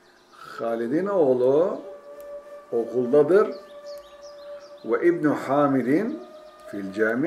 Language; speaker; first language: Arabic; non-native, fluent; Turkish